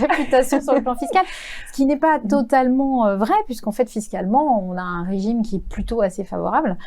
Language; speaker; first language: French; native; French